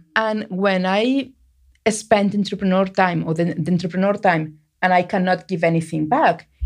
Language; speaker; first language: English; non-native, fluent; Spanish